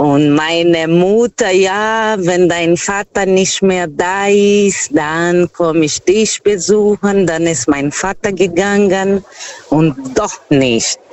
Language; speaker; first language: German; non-native, fluent; Portuguese